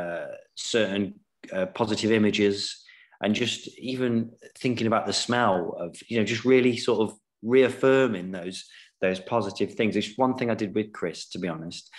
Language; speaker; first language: English; native; English